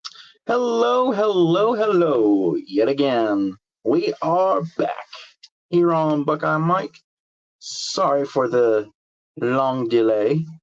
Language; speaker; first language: English; native; English